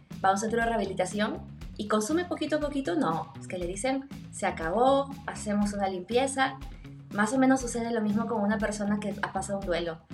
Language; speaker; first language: Spanish; native; Spanish